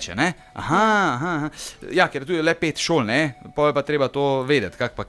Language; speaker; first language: Slovenian; native; Slovenian